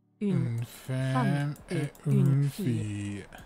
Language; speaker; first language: French; non-native, learner; English